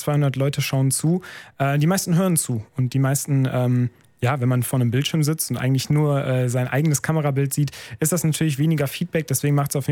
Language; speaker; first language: German; native; German